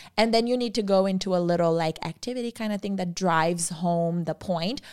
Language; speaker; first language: English; non-native, local second language; Urdu